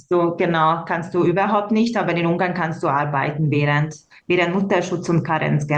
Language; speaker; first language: German; non-native, fluent; Hungarian